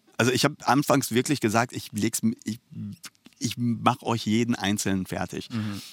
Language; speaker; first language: German; early bilingual, other home language; Persian